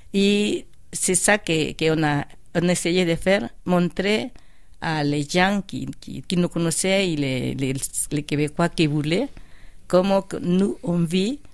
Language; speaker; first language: French; non-native, fluent; Spanish